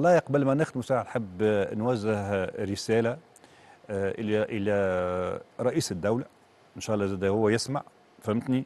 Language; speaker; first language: Arabic; native; Arabic